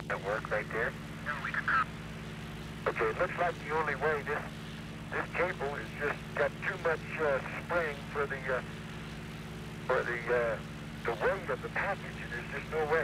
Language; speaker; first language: English; native; English